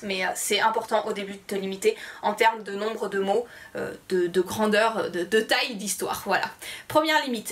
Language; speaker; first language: French; native; French